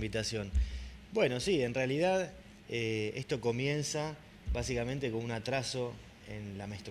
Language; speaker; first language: Spanish; native; Spanish